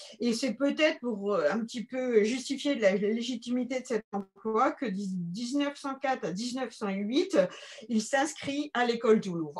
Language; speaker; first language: French; native; French